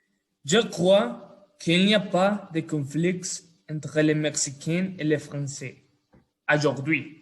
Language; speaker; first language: French; non-native, learner; Spanish